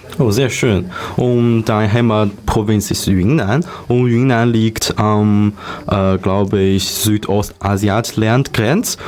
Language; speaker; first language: German; non-native, learner; Chinese